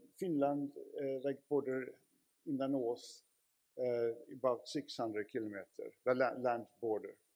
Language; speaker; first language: English; non-native, fluent; Swedish